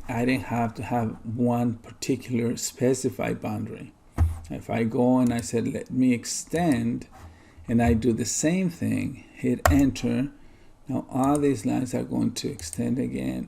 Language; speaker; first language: English; native; English